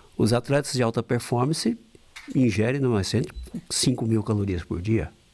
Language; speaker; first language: Portuguese; native; Portuguese